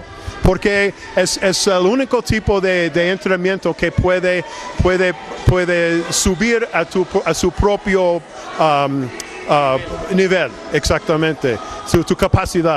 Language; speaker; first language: Spanish; non-native, learner; English